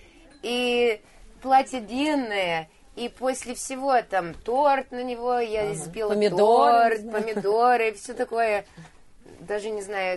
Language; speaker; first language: Russian; early bilingual, heritage; Russian